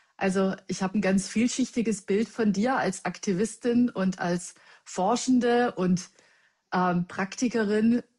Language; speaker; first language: German; native; German